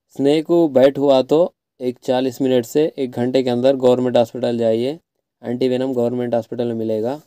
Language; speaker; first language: Hindi; non-native, local second language; Telugu